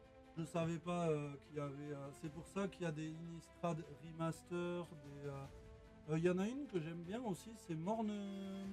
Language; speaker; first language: French; native; French